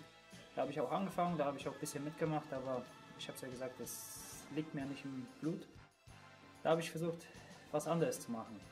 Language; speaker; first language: German; non-native, fluent; Polish